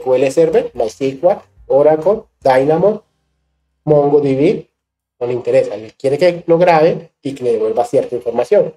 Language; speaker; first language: Spanish; native; Spanish